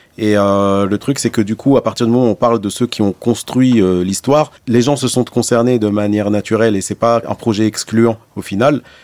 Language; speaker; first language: French; non-native, local second language; Arabic